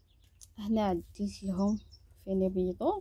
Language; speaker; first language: Arabic; native; Arabic